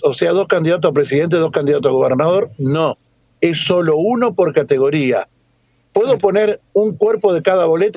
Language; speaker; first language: Spanish; native; Spanish